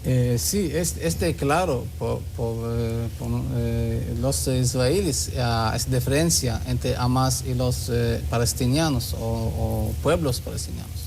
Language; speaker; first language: Spanish; non-native, learner; Hebrew